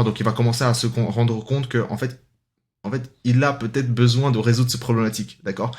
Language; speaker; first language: French; native; French